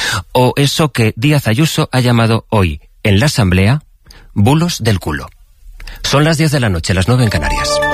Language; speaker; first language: Spanish; native; Spanish